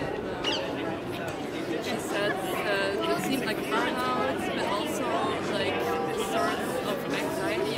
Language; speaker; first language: English; non-native, fluent; Dutch